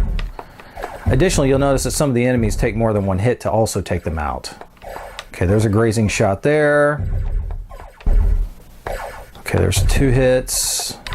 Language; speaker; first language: English; native; English